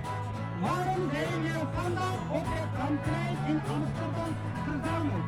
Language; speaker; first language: Dutch; non-native, learner; Uyghur